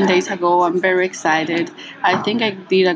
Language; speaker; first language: English; non-native, fluent; Spanish